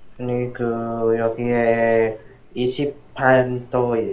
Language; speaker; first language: Korean; non-native, learner; Vietnamese